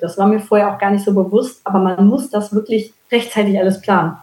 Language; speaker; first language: German; native; German